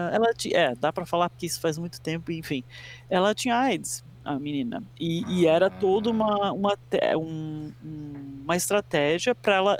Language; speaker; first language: Portuguese; early bilingual, other home language; English